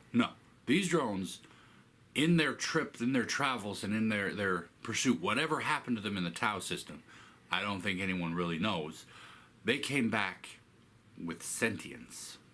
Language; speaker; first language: English; native; English